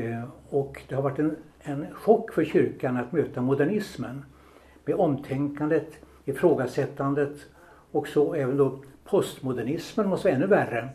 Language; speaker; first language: Swedish; native; Swedish